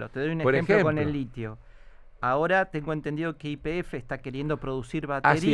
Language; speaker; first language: Spanish; native; Spanish